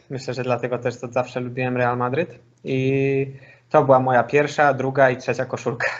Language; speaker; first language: Polish; native; Polish